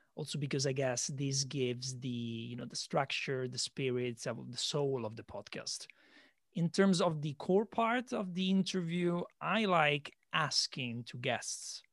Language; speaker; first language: English; non-native, fluent; Italian